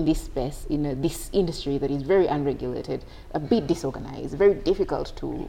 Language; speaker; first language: English; non-native, local second language; Ganda